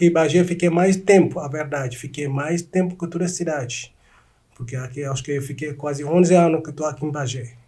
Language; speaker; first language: Portuguese; non-native, learner; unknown